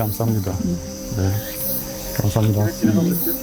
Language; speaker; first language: Korean; non-native, learner; Czech